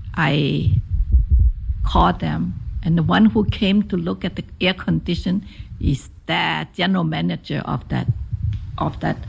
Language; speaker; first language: English; non-native, fluent; Chinese